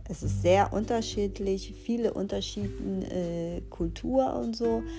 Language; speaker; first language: German; non-native, fluent; Portuguese